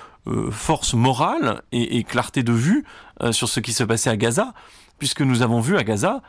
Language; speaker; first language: French; native; French